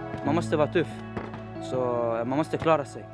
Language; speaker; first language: Swedish; early bilingual, other home language; Arabic